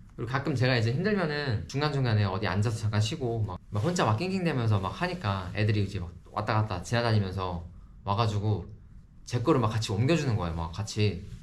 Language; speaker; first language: Korean; native; Korean